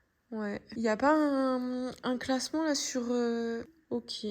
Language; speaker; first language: French; native; French